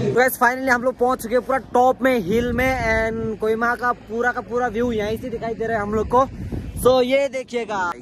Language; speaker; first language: Hindi; non-native, local second language; Nepali